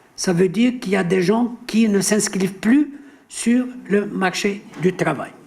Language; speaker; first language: French; non-native, local second language; Arabic